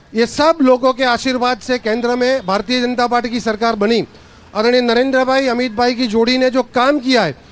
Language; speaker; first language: Hindi; non-native, local second language; Gujarati